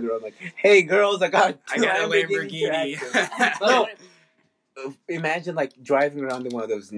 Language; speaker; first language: English; native; English